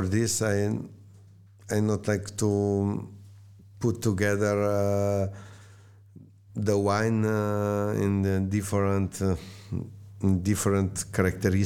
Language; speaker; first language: English; non-native, learner; Slovenian